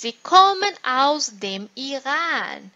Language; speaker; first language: German; non-native, fluent; Portuguese